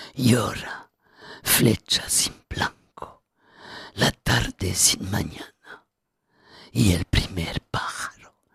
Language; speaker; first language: Spanish; non-native, fluent; French